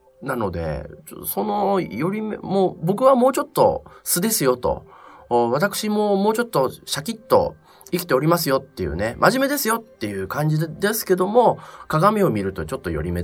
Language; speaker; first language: Japanese; native; Japanese